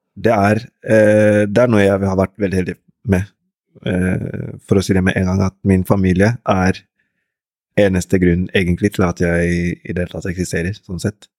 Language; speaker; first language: Norwegian; early bilingual, other home language; Rundi